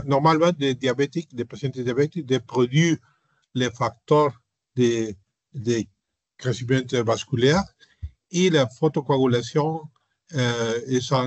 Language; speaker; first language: French; non-native, learner; Spanish